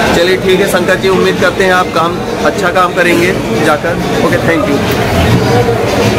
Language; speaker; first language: Hindi; native; Hindi